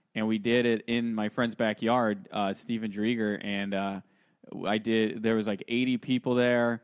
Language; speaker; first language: English; native; English